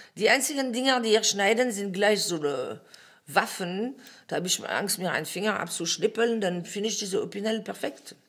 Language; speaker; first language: German; non-native, fluent; French